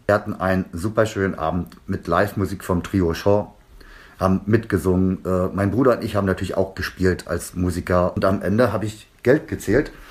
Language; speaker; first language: German; native; German